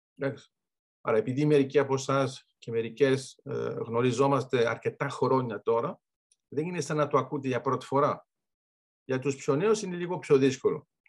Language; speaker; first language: Greek; early bilingual, heritage; Greek